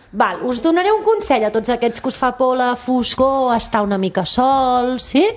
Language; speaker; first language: Catalan; native; Catalan